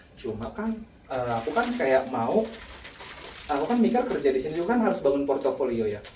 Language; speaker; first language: Indonesian; native; Indonesian